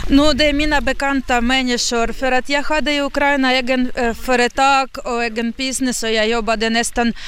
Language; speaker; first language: Swedish; non-native, learner; Ukrainian